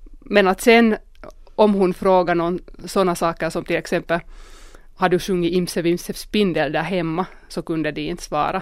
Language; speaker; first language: Swedish; non-native, local second language; Finnish